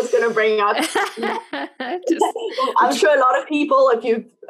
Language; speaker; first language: English; native; English